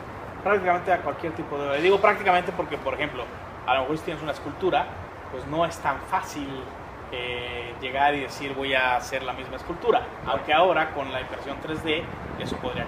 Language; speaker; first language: Spanish; native; Spanish